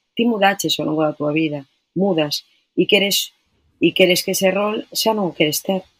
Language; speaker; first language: Galician; non-native, local second language; Spanish